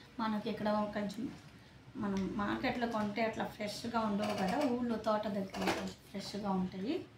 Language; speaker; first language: Telugu; non-native, learner; Assamese